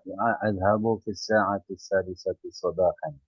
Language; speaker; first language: Arabic; non-native, learner; Indonesian